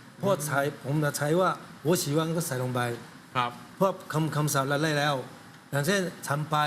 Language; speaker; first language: Thai; non-native, learner; Chinese